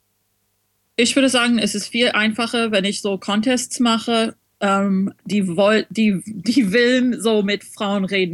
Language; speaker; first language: German; non-native, learner; French